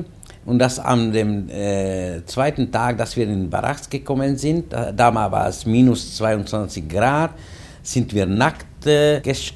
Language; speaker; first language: German; non-native, fluent; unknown